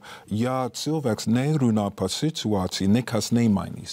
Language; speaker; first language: Latvian; non-native, fluent; English